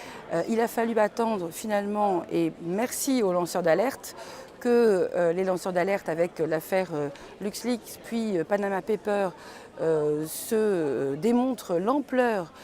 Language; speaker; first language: French; native; French